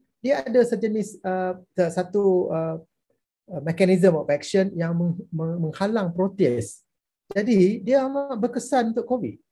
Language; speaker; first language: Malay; native; Malay